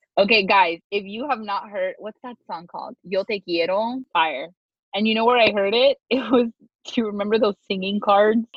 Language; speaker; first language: English; native; English